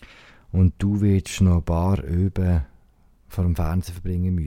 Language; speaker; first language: German; native; German